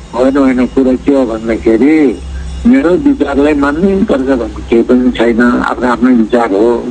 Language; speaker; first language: Nepali; non-native, local second language; Gurung